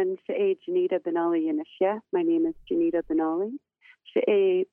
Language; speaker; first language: English; native; English